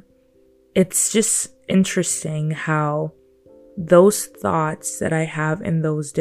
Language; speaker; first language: English; non-native, local second language; Yoruba